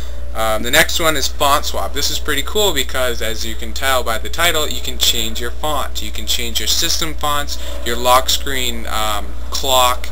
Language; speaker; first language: English; native; English